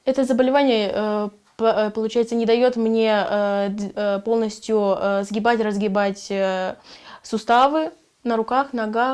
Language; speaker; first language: Russian; native; Russian